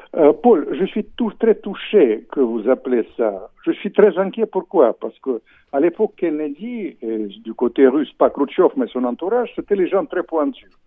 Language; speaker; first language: French; non-native, fluent; Russian